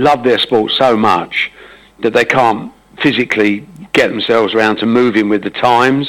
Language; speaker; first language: English; native; English